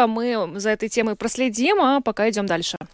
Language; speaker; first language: Russian; native; Russian